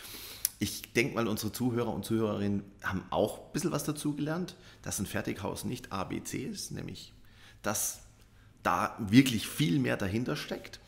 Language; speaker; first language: German; native; German